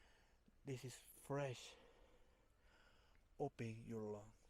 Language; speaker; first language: English; non-native, learner; Spanish